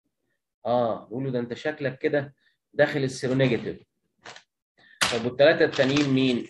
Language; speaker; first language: Arabic; native; Arabic